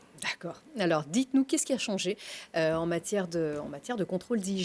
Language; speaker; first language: French; native; French